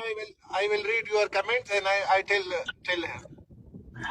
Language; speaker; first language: English; non-native, learner; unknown